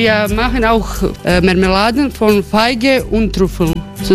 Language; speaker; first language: German; non-native, fluent; Croatian